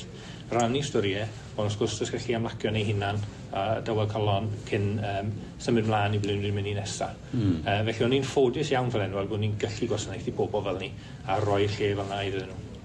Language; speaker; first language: Welsh; native; Welsh